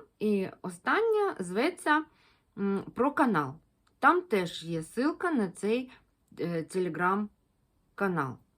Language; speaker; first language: Ukrainian; non-native, local second language; Russian